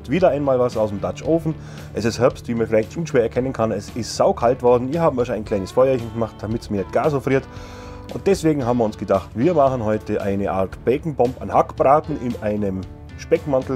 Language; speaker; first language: German; native; German